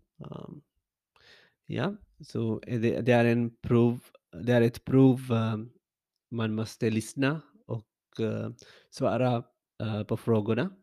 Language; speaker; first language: Swedish; non-native, learner; English